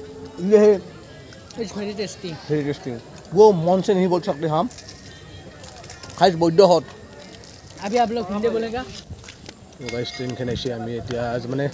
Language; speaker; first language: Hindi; non-native, local second language; Assamese